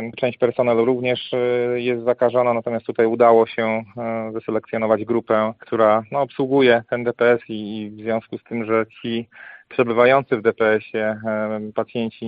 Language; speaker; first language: Polish; native; Polish